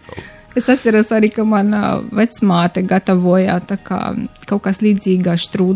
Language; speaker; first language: Latvian; non-native, learner; Romanian